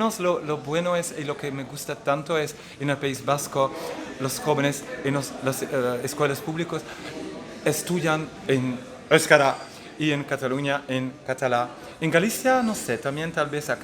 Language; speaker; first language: Spanish; non-native, fluent; Dutch